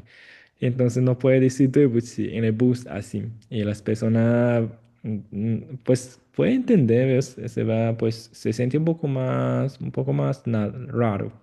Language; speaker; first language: Spanish; non-native, fluent; Chinese